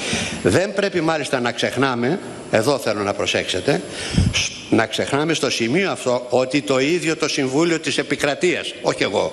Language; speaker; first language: Greek; native; Greek